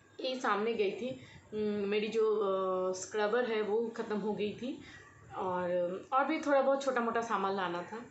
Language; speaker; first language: Hindi; non-native, local second language; Bangla